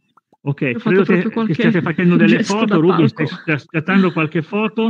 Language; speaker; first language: Italian; native; Italian